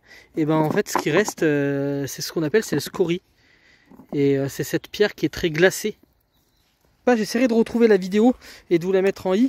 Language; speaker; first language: French; native; French